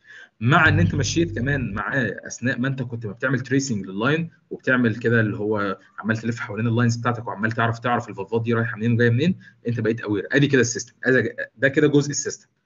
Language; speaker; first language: Arabic; native; Arabic